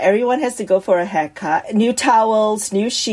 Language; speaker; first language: English; native; English